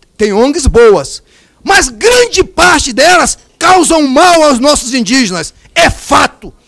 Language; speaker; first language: Portuguese; native; Portuguese